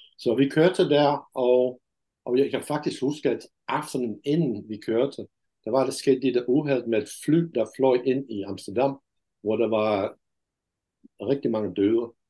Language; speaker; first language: Danish; non-native, fluent; Dutch